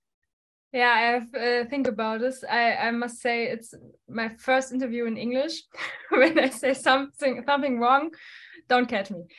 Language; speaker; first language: English; non-native, fluent; German